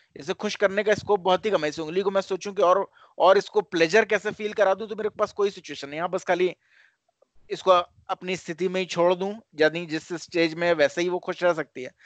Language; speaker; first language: Hindi; native; Hindi